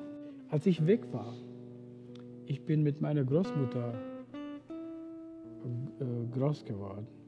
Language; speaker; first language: German; non-native, fluent; Romany